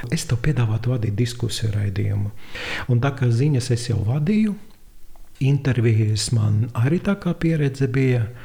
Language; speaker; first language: Latvian; non-native, local second language; Russian